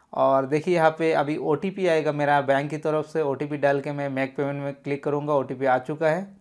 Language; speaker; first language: Hindi; non-native, local second language; Bangla